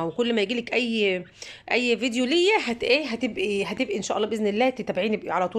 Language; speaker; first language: Arabic; native; Arabic